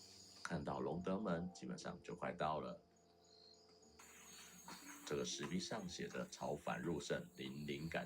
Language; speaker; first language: Chinese; native; Chinese